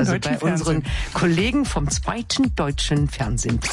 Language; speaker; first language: German; native; German